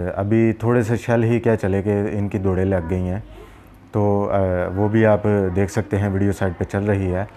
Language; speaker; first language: Urdu; non-native, local second language; Punjabi